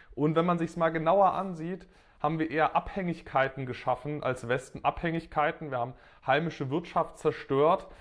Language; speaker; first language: German; native; German